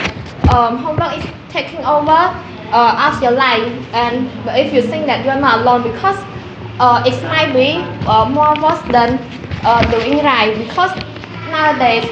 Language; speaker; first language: English; non-native, learner; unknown